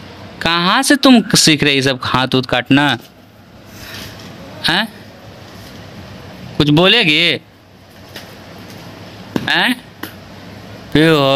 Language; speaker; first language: Hindi; native; Hindi